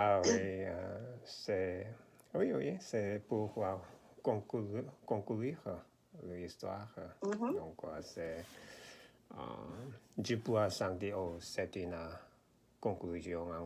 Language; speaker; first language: French; non-native, learner; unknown